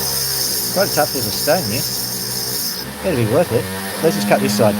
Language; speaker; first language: English; native; English